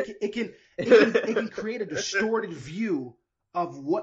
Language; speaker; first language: English; native; English